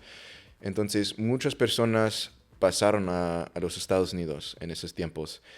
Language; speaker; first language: Spanish; non-native, fluent; English